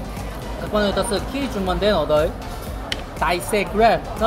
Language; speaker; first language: Vietnamese; non-native, learner; Korean